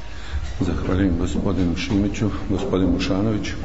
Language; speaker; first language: Croatian; native; Croatian